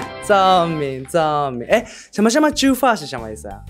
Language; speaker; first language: Chinese; non-native, learner; Japanese